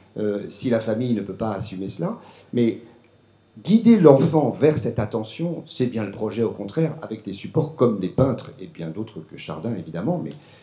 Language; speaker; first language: French; native; French